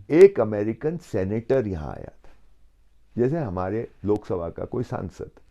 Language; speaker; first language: Hindi; native; Hindi